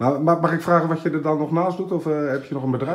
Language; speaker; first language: Dutch; native; Dutch